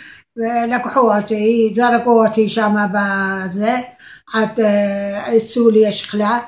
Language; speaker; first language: Hebrew; non-native, learner; Arabic